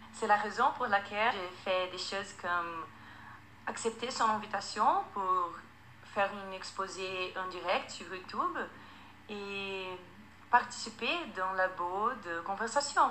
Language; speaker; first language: French; non-native, fluent; Portuguese